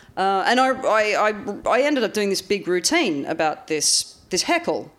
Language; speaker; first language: English; native; English